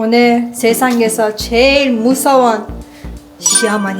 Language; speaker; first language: Korean; non-native, learner; Persian